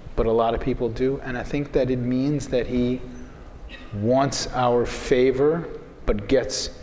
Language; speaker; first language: English; native; English